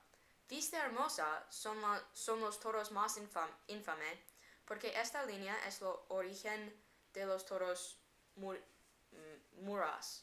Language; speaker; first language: Spanish; non-native, learner; English